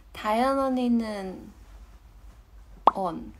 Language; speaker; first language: Korean; non-native, fluent; Chinese